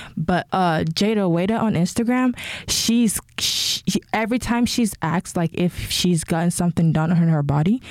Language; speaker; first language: English; non-native, local second language; Yoruba